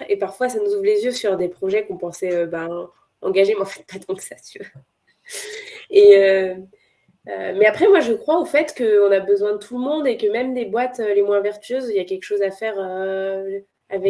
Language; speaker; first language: French; native; French